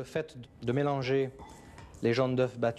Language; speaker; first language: French; native; French